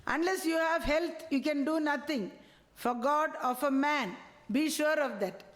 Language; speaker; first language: English; non-native, local second language; Tamil